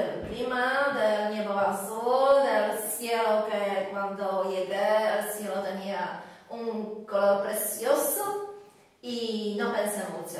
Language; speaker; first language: Spanish; non-native, fluent; Polish